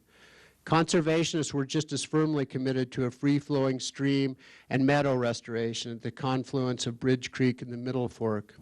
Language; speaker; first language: English; native; English